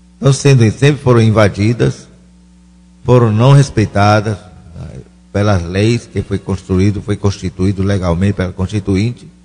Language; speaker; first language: Portuguese; non-native, local second language; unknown